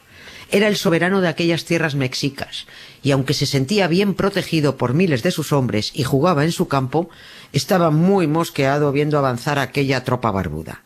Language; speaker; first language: Spanish; native; Spanish